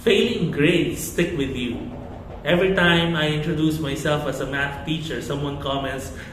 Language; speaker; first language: English; non-native, local second language; Filipino